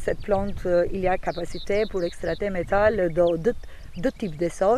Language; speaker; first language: French; non-native, fluent; Albanian